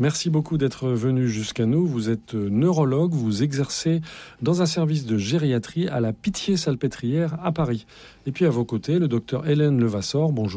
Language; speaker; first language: French; native; French